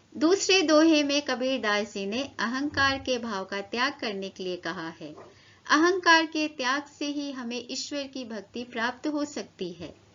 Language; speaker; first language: Hindi; native; Hindi